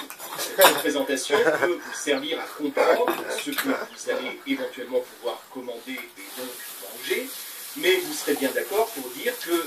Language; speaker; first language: French; native; French